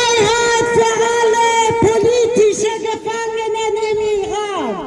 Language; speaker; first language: German; non-native, learner; Persian